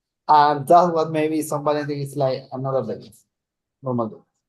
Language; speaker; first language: English; non-native, learner; Spanish